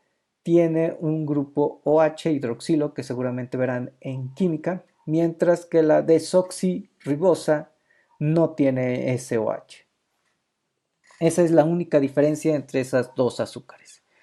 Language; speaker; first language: Spanish; native; Spanish